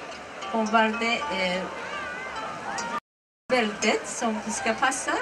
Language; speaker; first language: Swedish; non-native, learner; Japanese